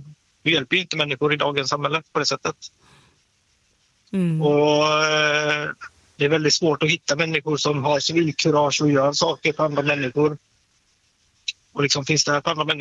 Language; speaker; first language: Swedish; native; Swedish